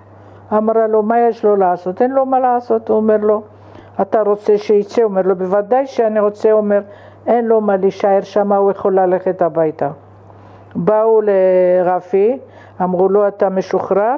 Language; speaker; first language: Hebrew; non-native, fluent; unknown